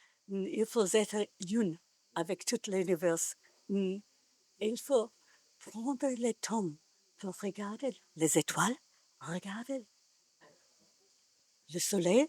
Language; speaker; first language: French; non-native, learner; Japanese